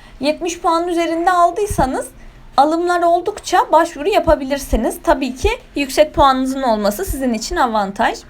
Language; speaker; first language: Turkish; native; Turkish